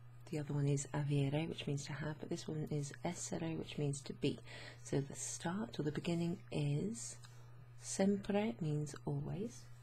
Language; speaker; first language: English; native; English